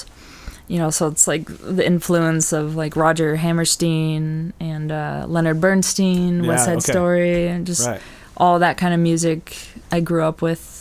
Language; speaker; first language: English; native; English